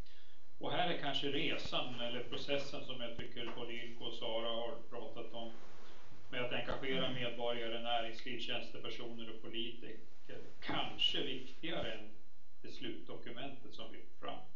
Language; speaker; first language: Swedish; native; Swedish